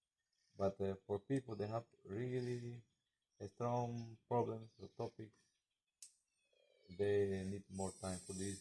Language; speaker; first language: English; non-native, learner; Spanish